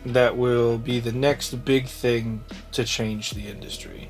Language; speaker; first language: English; native; English